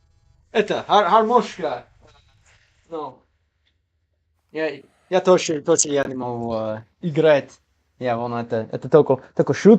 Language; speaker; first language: Russian; non-native, learner; English